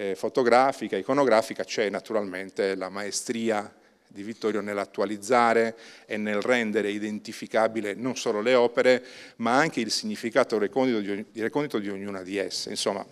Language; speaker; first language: Italian; native; Italian